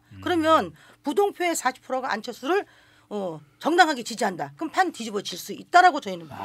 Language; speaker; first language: Korean; native; Korean